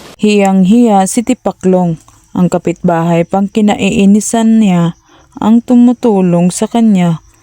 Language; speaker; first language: Filipino; native; Filipino